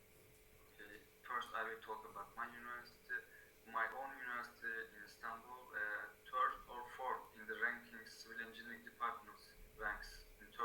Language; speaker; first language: English; non-native, learner; Turkish